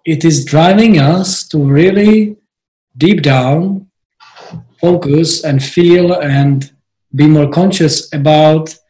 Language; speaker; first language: English; non-native, fluent; Czech